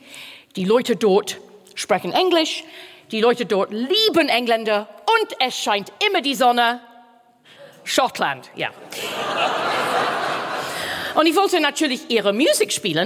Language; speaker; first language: German; non-native, fluent; English